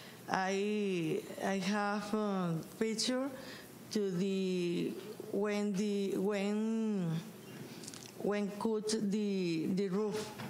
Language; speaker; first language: English; non-native, learner; Spanish